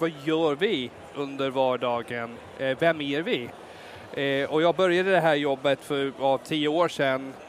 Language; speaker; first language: Swedish; non-native, fluent; English